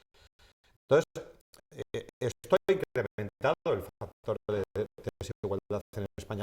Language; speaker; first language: Spanish; native; Spanish